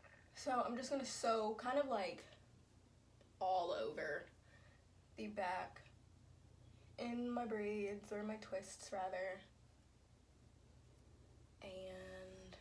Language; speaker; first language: English; native; English